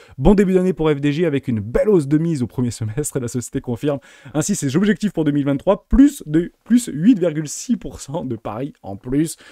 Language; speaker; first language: French; native; French